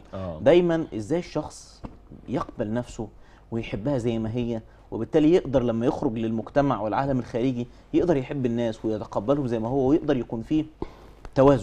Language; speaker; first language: Arabic; native; Arabic